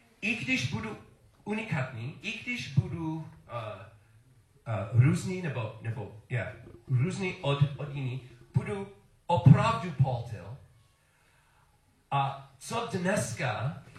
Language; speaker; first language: Czech; non-native, learner; English